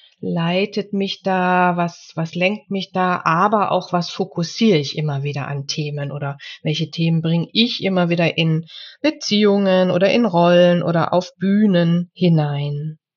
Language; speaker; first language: German; native; German